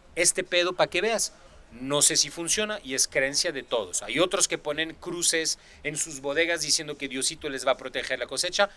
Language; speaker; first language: Spanish; non-native, fluent; French